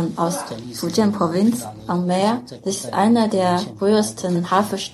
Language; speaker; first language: German; non-native, fluent; Chinese